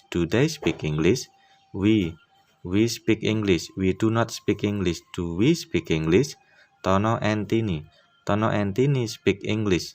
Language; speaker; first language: English; non-native, fluent; Indonesian